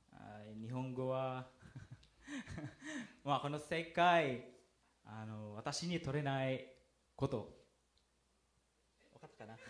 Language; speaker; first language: Japanese; non-native, learner; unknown